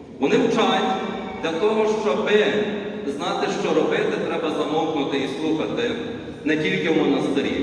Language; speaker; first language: Ukrainian; native; Ukrainian